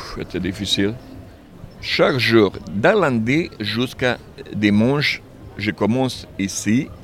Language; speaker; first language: French; non-native, learner; Serbian